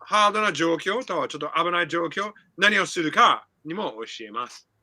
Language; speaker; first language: Japanese; non-native, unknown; English